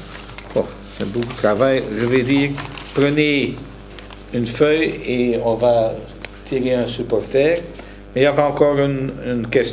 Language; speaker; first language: French; non-native, local second language; Dutch